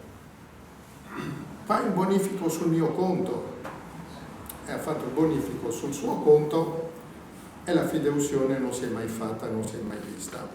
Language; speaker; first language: Italian; native; Italian